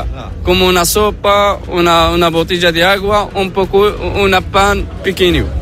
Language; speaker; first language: Spanish; non-native, learner; Arabic